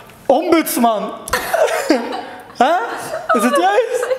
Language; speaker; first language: Dutch; early bilingual, other home language; Turkish